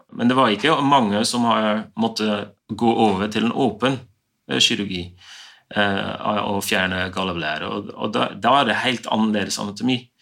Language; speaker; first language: Norwegian; non-native, fluent; Dutch